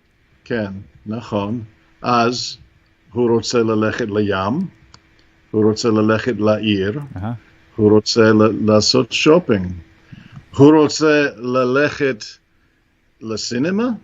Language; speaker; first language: Hebrew; non-native, fluent; English